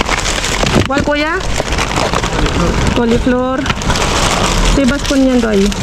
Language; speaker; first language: Spanish; non-native, fluent; Filipino